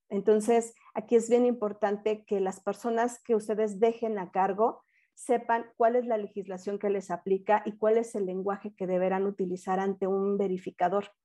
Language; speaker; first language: Spanish; native; Spanish